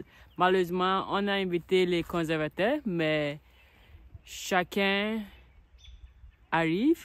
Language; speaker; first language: French; non-native, learner; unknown